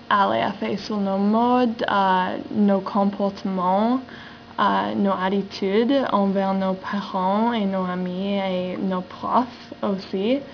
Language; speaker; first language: French; non-native, learner; English